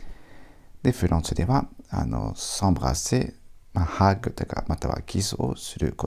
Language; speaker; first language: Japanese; non-native, fluent; French